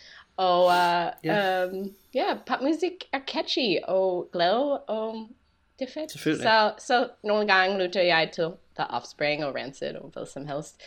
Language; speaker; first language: Danish; non-native, learner; English